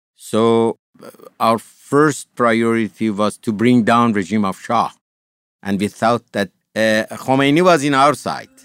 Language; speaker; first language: English; non-native, fluent; Persian